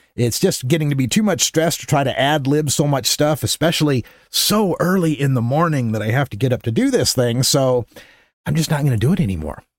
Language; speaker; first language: English; native; English